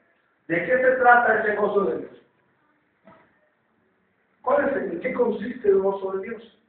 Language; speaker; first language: Spanish; native; Spanish